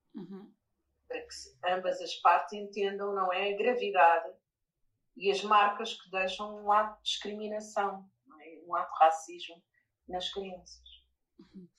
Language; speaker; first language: Portuguese; native; Portuguese